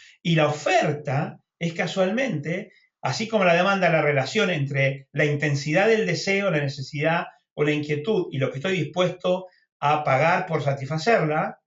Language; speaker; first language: Spanish; native; Spanish